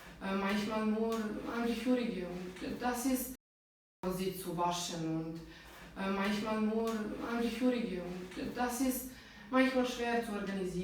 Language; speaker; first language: German; non-native, fluent; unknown